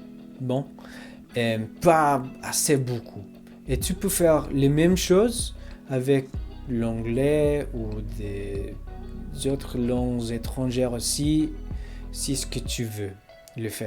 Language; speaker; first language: French; non-native, learner; English